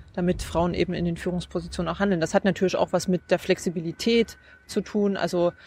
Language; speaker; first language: German; native; German